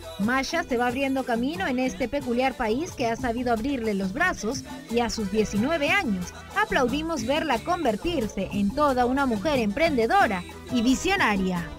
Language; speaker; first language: Spanish; native; Spanish